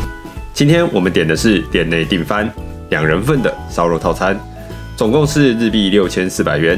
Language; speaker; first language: Chinese; native; Chinese